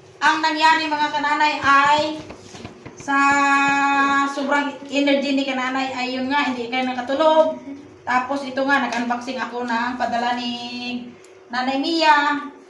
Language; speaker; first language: Filipino; native; Filipino